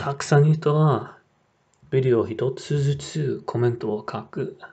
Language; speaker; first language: Japanese; non-native, learner; English